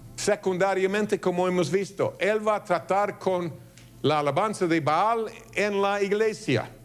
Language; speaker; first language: Spanish; non-native, fluent; English